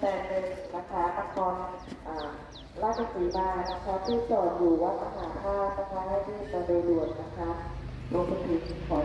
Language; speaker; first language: Thai; native; Thai